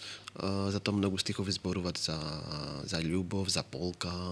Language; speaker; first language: Macedonian; non-native, fluent; Greek